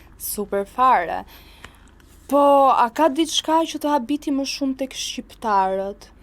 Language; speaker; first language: Albanian; native; Albanian